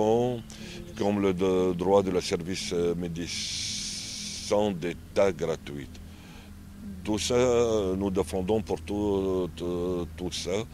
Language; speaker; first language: French; non-native, learner; Arabic